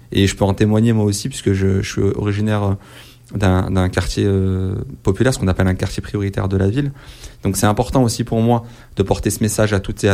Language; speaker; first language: French; native; French